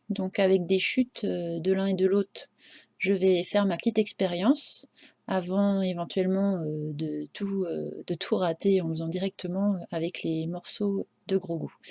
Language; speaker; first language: French; native; French